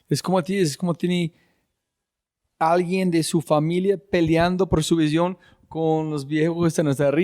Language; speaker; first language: Spanish; non-native, fluent; English